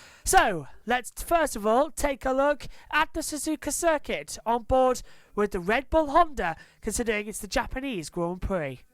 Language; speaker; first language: English; native; English